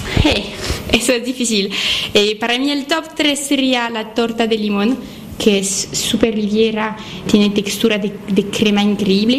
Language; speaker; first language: Spanish; non-native, fluent; French